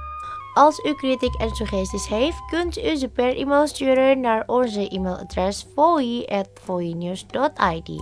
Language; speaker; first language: Dutch; non-native, learner; Indonesian